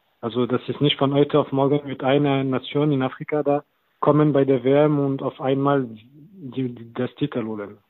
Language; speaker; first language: German; non-native, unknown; French